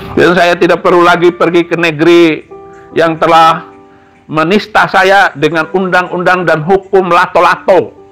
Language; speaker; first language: Indonesian; non-native, local second language; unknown